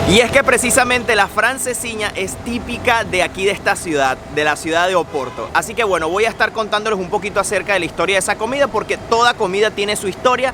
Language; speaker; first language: Spanish; native; Spanish